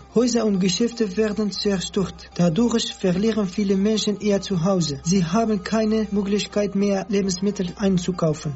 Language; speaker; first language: German; non-native, learner; Kurdish